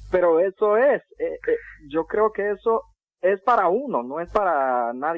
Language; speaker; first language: Spanish; non-native, fluent; English